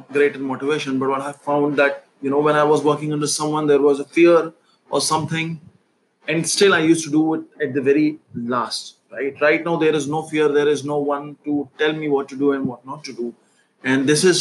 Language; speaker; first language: English; non-native, local second language; Hindi